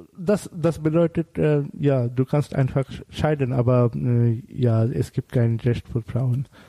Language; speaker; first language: German; non-native, learner; Bangla